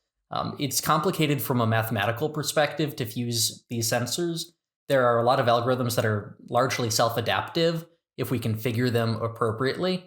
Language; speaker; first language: English; native; English